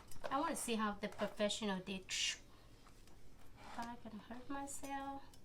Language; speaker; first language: English; non-native, learner; Thai